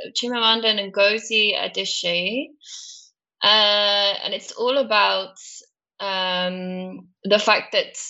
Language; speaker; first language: English; native; English